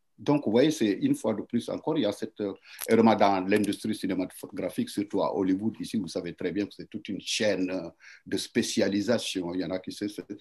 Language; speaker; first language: French; non-native, local second language; Wolof